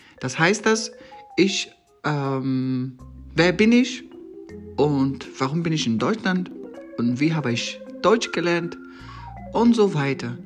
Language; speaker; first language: German; non-native, learner; Persian